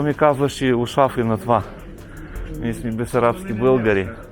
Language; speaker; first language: Bulgarian; early bilingual, heritage; Russian